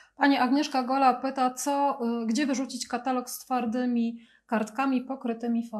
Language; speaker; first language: Polish; native; Polish